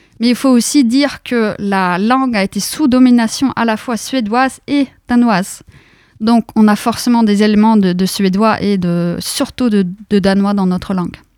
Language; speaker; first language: French; non-native, fluent; Norwegian